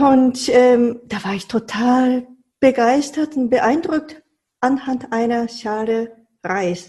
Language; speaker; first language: German; non-native, fluent; Japanese